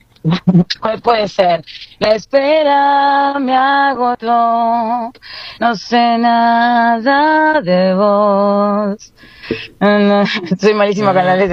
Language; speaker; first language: Spanish; native; Spanish